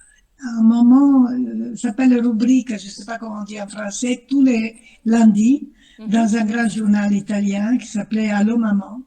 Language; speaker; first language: French; non-native, fluent; Italian